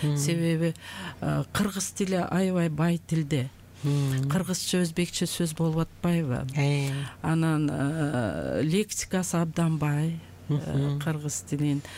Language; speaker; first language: Kyrgyz; non-native, local second language; Uzbek